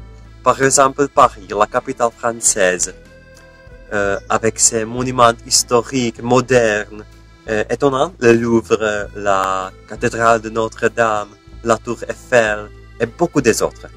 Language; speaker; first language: French; non-native, learner; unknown